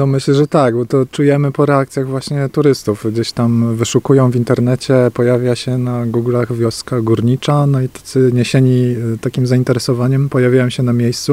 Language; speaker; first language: Polish; native; Polish